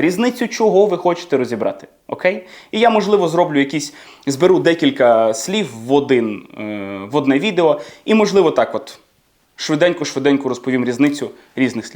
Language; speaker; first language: Ukrainian; native; Ukrainian